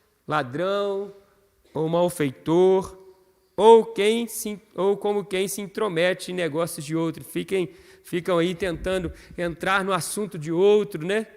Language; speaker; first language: Portuguese; native; Portuguese